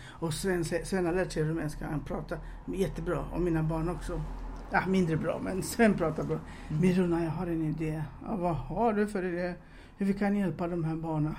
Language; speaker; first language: Swedish; non-native, fluent; Romanian